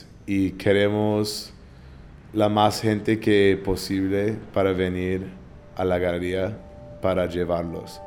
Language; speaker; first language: Spanish; non-native, fluent; English